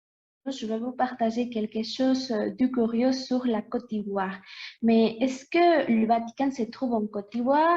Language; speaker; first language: French; non-native, learner; Portuguese